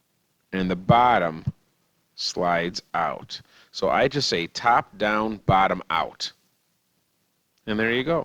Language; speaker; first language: English; native; English